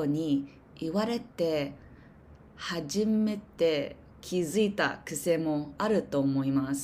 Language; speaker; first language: Japanese; non-native, learner; English